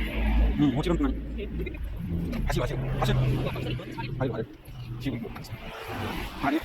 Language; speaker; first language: English; non-native, learner; Bangla